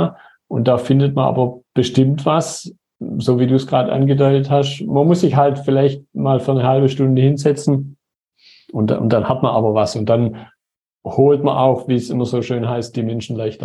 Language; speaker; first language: German; native; German